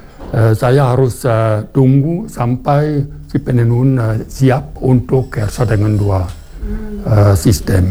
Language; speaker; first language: Indonesian; non-native, fluent; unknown